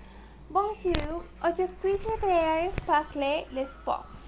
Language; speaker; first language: French; non-native, learner; Spanish